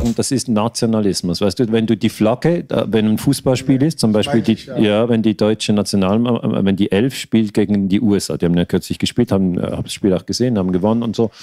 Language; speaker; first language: German; native; German